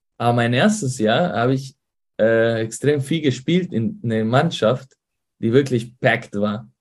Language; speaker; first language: German; early bilingual, heritage; Spanish